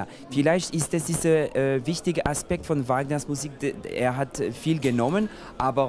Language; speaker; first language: German; non-native, fluent; French